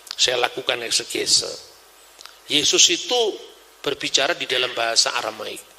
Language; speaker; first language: Indonesian; non-native, local second language; Javanese